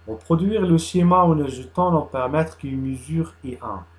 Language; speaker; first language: French; non-native, local second language; Arabic